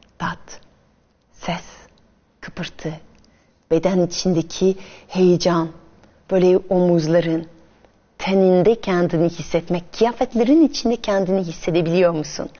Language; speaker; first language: Turkish; non-native, fluent; French